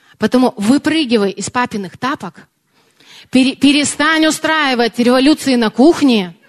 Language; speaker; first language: Russian; early bilingual, heritage; Russian